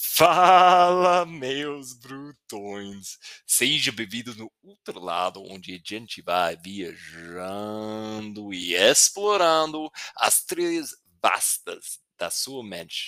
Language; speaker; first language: Portuguese; non-native, fluent; English